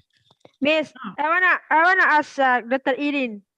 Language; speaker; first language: English; non-native, learner; Indonesian